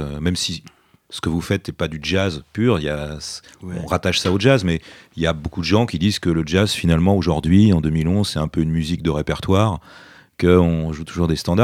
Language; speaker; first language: French; native; French